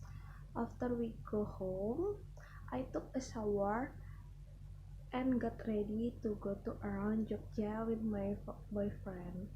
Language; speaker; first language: English; non-native, learner; Indonesian